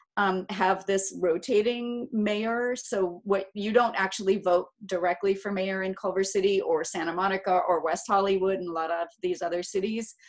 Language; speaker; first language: English; native; English